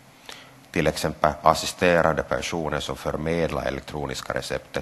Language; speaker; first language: Swedish; non-native, local second language; Finnish